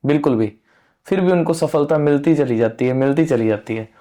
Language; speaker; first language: Hindi; non-native, local second language; Punjabi